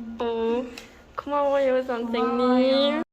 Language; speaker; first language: Korean; non-native, learner; French